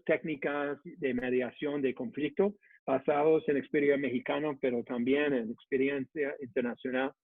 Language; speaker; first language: Spanish; non-native, fluent; English